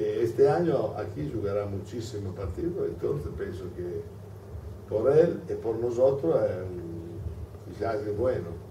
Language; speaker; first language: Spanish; non-native, learner; Italian